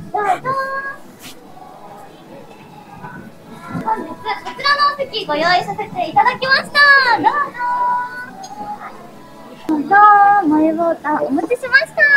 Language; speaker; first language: Japanese; native; Japanese